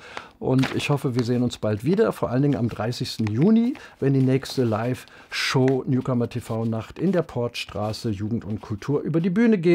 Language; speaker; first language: German; native; German